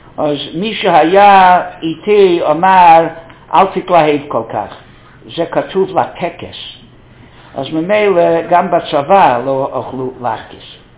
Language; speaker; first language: Hebrew; non-native, fluent; English